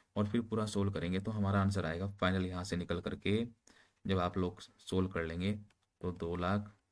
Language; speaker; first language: Hindi; native; Hindi